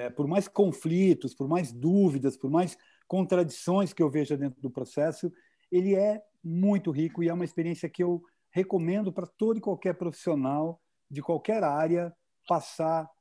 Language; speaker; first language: Portuguese; native; Portuguese